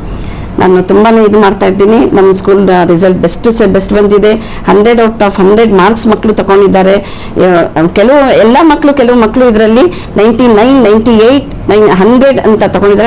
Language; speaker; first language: Kannada; non-native, local second language; Urdu